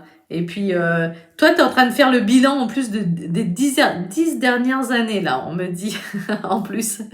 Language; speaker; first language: French; native; French